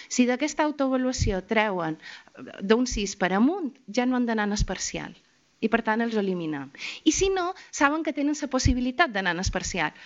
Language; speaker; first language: Catalan; native; Catalan